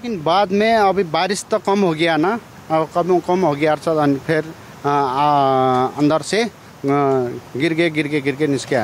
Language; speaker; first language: Hindi; non-native, learner; Nepali